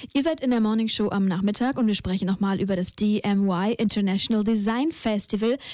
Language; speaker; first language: German; native; German